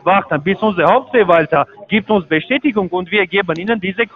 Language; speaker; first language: German; non-native, learner; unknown